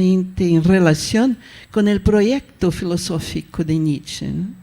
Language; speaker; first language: Spanish; non-native, fluent; Portuguese